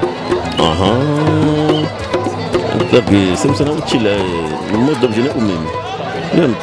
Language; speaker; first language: Czech; non-native, learner; Lingala